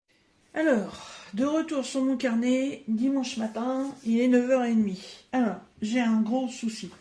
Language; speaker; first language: French; native; French